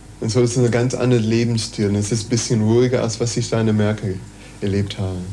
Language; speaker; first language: German; non-native, fluent; English